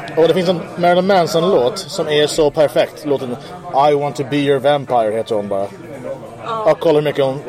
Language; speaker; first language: Swedish; early bilingual, other home language; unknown